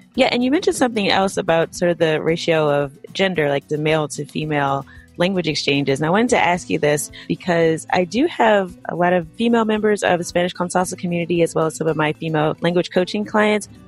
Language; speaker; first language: English; native; English